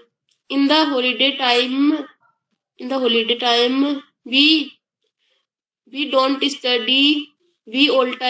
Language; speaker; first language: English; non-native, learner; Hindi